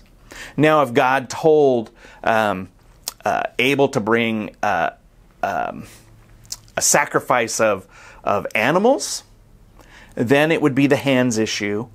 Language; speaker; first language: English; native; English